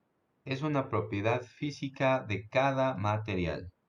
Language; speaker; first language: Spanish; native; Spanish